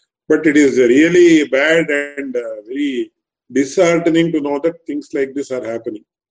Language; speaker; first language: English; non-native, local second language; Tamil